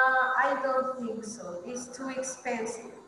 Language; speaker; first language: English; non-native, fluent; Spanish